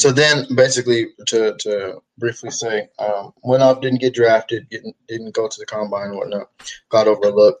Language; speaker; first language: English; native; English